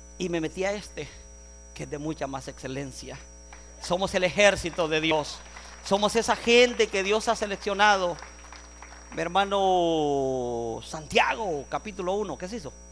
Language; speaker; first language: Spanish; native; Spanish